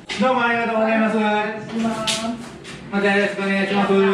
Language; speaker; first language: Japanese; native; Japanese